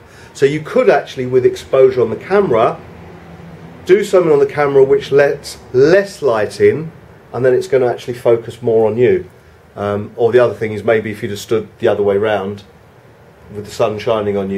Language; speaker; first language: English; native; English